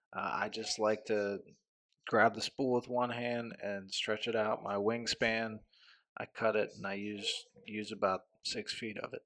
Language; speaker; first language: English; native; English